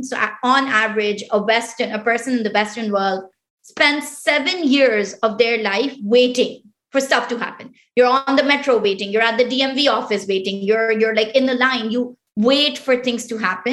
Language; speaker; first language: English; non-native, local second language; Pashto